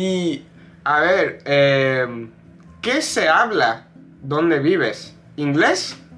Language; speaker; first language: Spanish; non-native, fluent; English